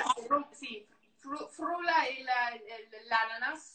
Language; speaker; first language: Italian; non-native, learner; English